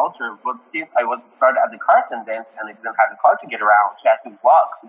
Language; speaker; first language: English; non-native, fluent; Persian